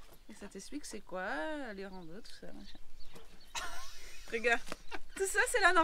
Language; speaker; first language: French; native; French